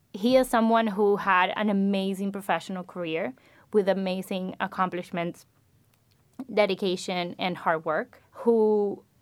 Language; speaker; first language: English; non-native, fluent; Spanish